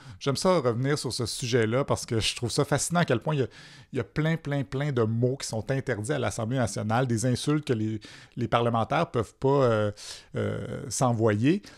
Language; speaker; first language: French; native; French